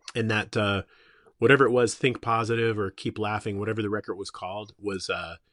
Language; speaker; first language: English; native; English